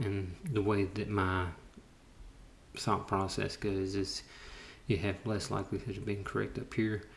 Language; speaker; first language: English; native; English